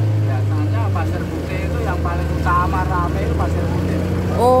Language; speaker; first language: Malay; non-native, local second language; Javanese